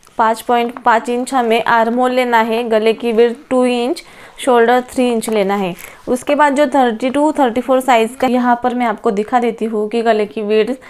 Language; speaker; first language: Hindi; non-native, local second language; Marathi